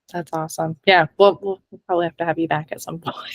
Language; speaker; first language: English; native; English